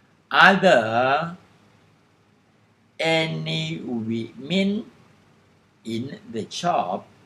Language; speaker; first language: English; non-native, fluent; Thai